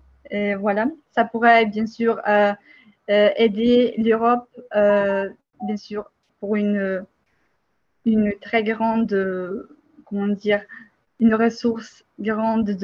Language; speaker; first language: French; non-native, fluent; Albanian